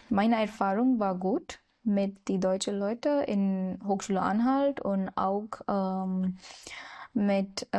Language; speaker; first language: German; non-native, learner; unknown